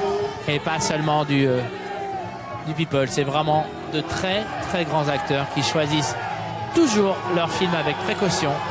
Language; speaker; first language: French; native; French